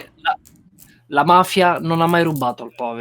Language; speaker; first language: Italian; non-native, fluent; Romanian